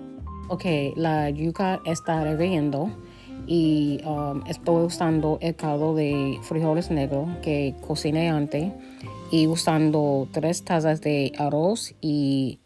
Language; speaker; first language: Spanish; early bilingual, heritage; Spanish